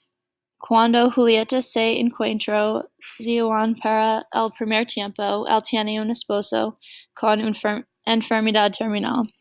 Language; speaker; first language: Spanish; non-native, learner; English